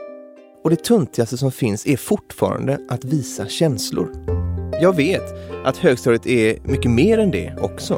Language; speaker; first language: Swedish; native; Swedish